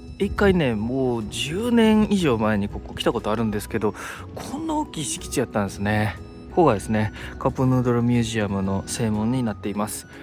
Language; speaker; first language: Japanese; native; Japanese